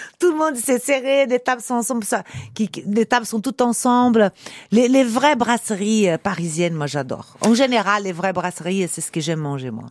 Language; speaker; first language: French; non-native, fluent; Portuguese